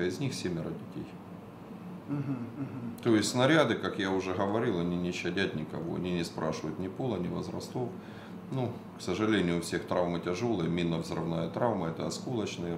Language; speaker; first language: Russian; native; Russian